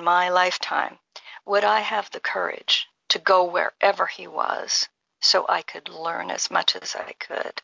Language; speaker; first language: English; native; English